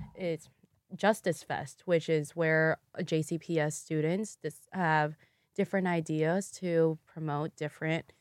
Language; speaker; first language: English; early bilingual, other home language; Vietnamese